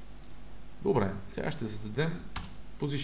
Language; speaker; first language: Bulgarian; native; Bulgarian